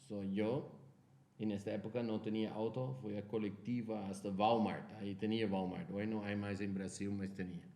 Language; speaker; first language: Spanish; non-native, fluent; Portuguese